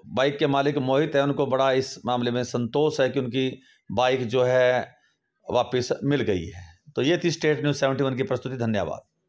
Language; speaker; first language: Hindi; native; Hindi